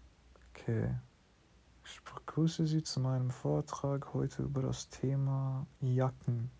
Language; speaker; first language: German; non-native, fluent; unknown